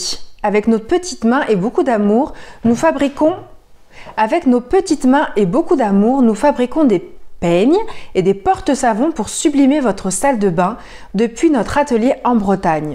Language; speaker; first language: French; native; French